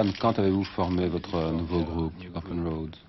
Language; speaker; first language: French; native; French